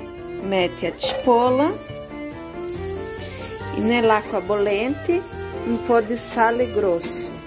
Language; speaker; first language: Italian; non-native, learner; Portuguese